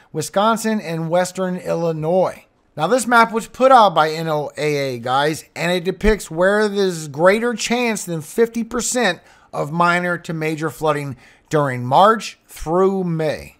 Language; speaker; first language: English; native; English